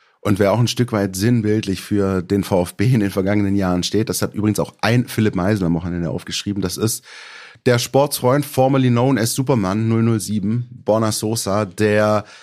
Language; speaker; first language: German; native; German